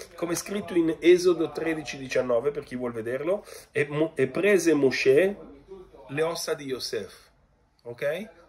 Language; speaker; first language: Italian; native; Italian